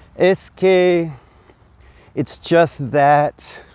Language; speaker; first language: English; native; English